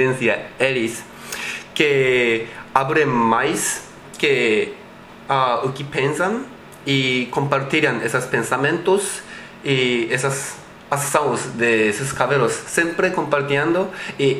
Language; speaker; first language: Portuguese; non-native, learner; Japanese